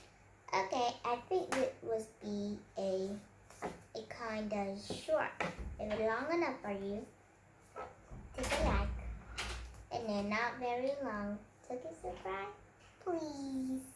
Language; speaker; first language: English; non-native, learner; Vietnamese